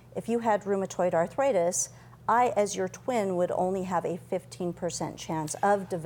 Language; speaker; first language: English; native; English